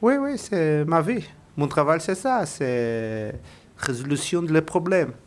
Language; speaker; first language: French; non-native, learner; Portuguese